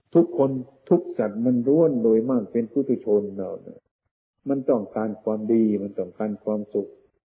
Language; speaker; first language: Thai; non-native, local second language; Northeastern Thai